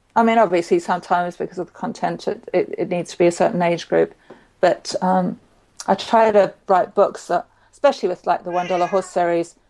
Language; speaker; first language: English; native; English